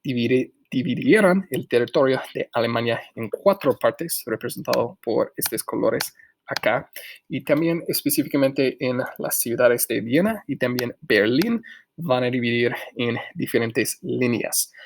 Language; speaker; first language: Spanish; non-native, fluent; English